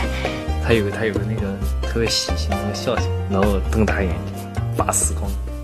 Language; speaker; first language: Chinese; native; Chinese